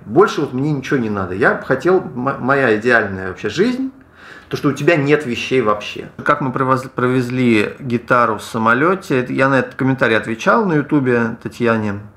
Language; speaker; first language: Russian; native; Russian